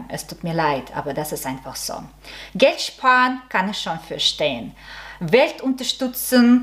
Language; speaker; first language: German; non-native, learner; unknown